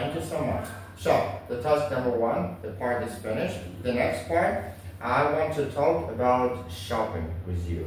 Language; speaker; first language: English; non-native, learner; Vietnamese